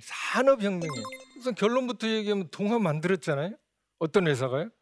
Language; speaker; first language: Korean; native; Korean